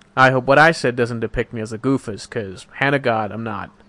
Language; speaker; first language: English; non-native, fluent; Persian